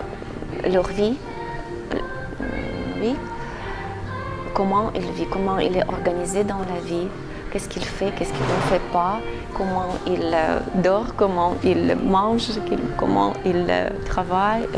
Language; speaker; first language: French; non-native, fluent; Russian